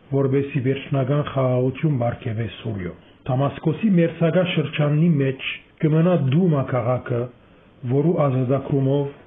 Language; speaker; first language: Armenian; early bilingual, heritage; Armenian